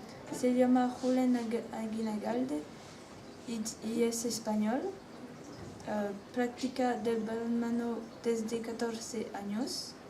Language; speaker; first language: Spanish; non-native, learner; French